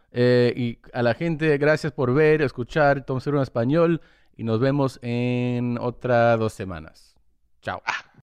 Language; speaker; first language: Spanish; early bilingual, heritage; English